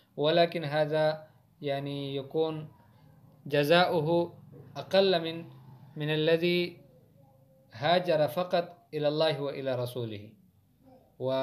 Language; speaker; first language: Arabic; non-native, fluent; Hindi